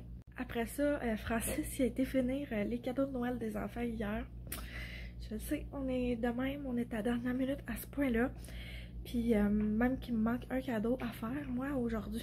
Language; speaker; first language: French; native; French